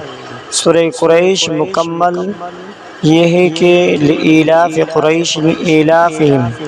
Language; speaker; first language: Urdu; native; Urdu